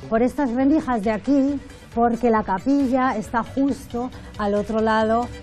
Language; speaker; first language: Spanish; native; Spanish